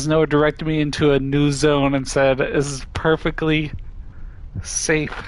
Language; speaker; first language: English; native; English